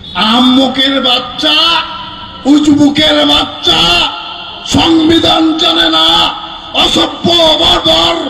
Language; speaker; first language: Bangla; non-native, local second language; Santali